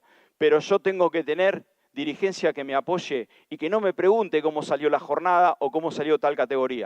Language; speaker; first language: Spanish; native; Spanish